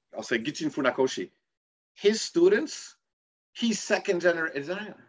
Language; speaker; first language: English; native; English